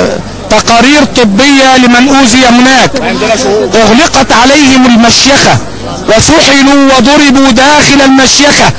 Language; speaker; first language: Arabic; native; Arabic